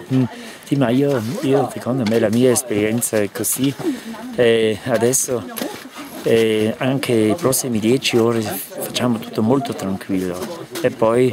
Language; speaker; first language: Italian; non-native, learner; German